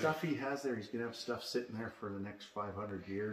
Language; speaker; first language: English; native; English